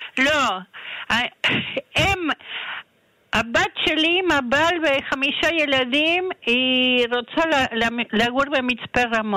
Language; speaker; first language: Hebrew; non-native, fluent; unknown